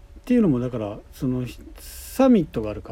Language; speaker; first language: Japanese; native; Japanese